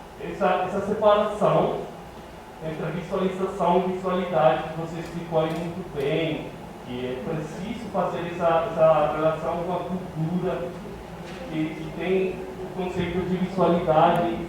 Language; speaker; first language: Portuguese; non-native, fluent; Spanish